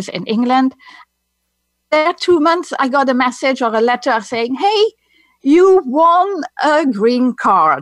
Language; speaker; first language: English; non-native, fluent; Dutch